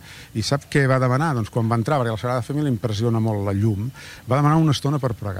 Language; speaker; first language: Catalan; native; Catalan